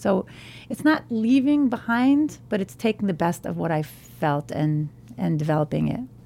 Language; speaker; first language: English; native; English